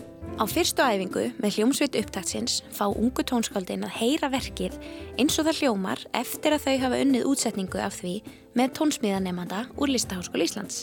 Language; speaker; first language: Icelandic; native; Icelandic